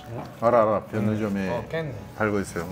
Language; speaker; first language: Korean; non-native, learner; Russian